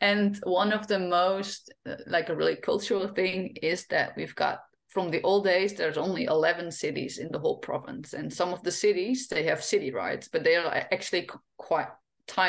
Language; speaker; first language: English; non-native, fluent; Western Frisian